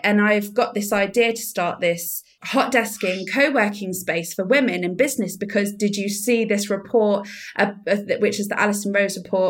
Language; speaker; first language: English; native; English